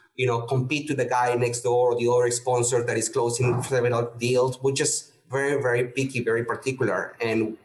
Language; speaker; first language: English; non-native, fluent; Spanish